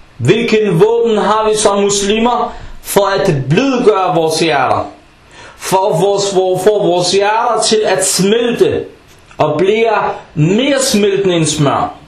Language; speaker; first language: Danish; non-native, fluent; Arabic